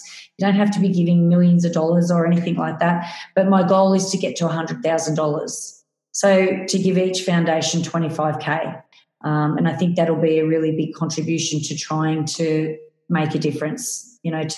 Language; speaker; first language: English; native; English